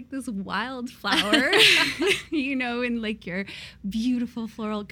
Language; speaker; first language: English; native; English